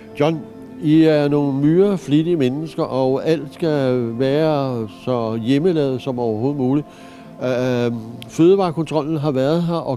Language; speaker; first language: Danish; native; Danish